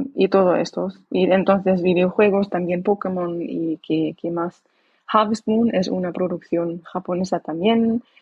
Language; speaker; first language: Spanish; non-native, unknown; Dutch